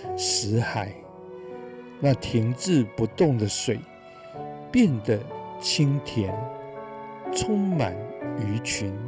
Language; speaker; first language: Chinese; native; Chinese